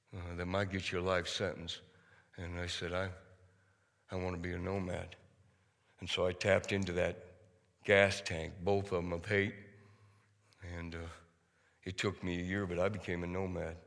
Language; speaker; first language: English; native; English